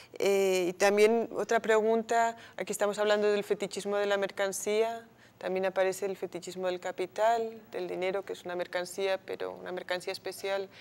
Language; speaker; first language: Spanish; native; Spanish